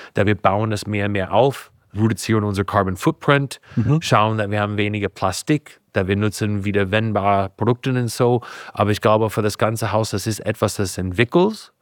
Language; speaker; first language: German; non-native, fluent; English